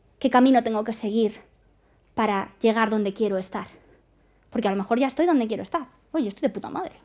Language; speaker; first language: Spanish; native; Spanish